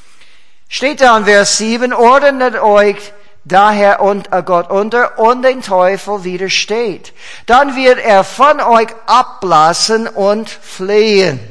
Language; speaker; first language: German; non-native, fluent; English